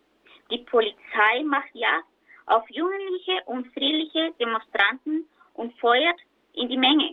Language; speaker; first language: German; non-native, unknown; Spanish